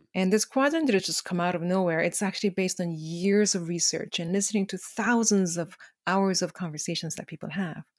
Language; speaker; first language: English; non-native, fluent; Korean